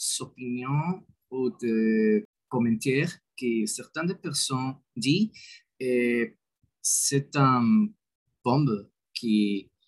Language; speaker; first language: French; non-native, learner; Spanish